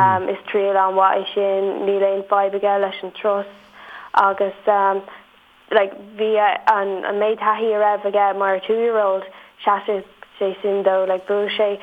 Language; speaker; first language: Irish; non-native, local second language; English